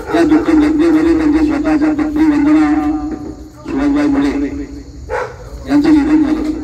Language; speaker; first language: Marathi; native; Marathi